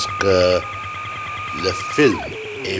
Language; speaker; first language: French; non-native, learner; English